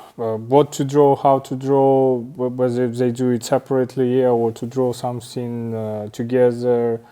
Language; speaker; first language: English; non-native, fluent; Russian